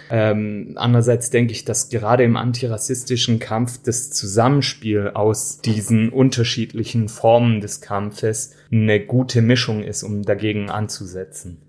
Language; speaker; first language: German; early bilingual, other home language; Turkish